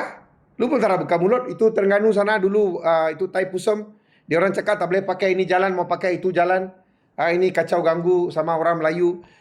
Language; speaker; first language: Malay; non-native, local second language; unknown